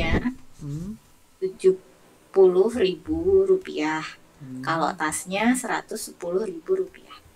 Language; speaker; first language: Korean; non-native, learner; Indonesian